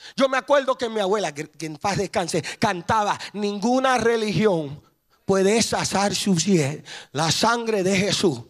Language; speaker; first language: Spanish; early bilingual, heritage; Spanish